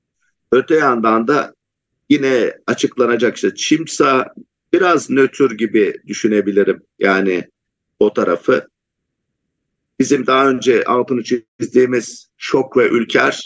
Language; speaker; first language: Turkish; native; Turkish